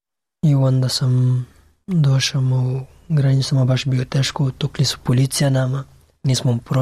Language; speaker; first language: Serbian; non-native, learner; Pashto